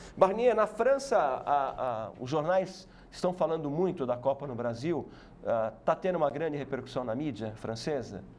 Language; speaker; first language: Portuguese; native; Portuguese